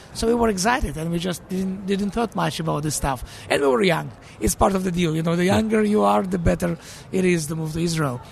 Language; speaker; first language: English; non-native, fluent; Russian